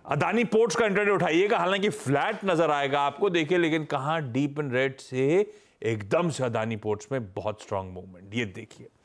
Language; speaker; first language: Hindi; native; Hindi